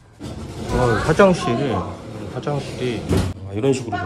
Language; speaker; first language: Korean; native; Korean